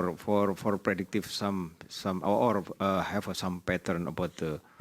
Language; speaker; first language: English; non-native, learner; Indonesian